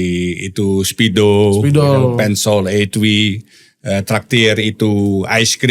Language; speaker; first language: Indonesian; non-native, learner; Dutch